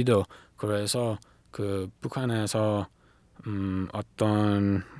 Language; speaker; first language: Korean; non-native, learner; English